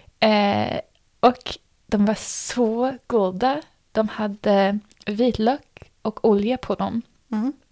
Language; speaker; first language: Swedish; non-native, learner; English